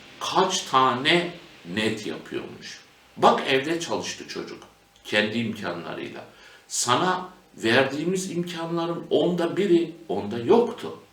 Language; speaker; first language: Turkish; native; Turkish